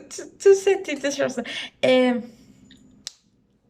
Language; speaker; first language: French; non-native, learner; Spanish